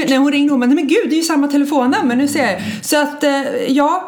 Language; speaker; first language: Swedish; native; Swedish